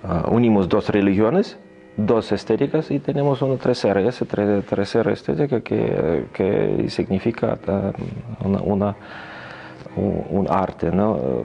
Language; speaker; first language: Spanish; non-native, learner; Russian